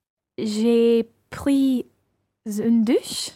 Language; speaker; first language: French; non-native, learner; English